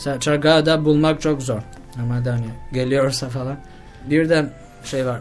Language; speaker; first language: Turkish; non-native, learner; Albanian